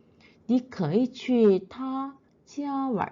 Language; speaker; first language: Chinese; non-native, fluent; Korean